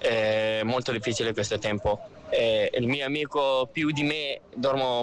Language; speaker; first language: Italian; non-native, learner; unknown